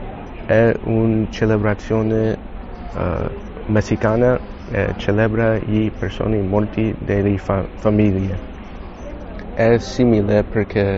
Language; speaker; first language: Italian; non-native, learner; English